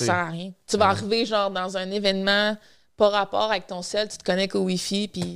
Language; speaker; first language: French; native; French